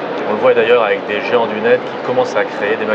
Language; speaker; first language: French; native; French